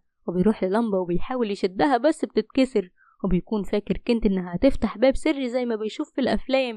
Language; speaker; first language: Arabic; native; Arabic